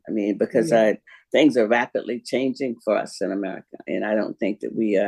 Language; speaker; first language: English; native; English